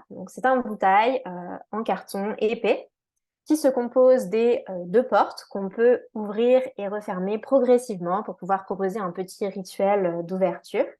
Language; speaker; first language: French; native; French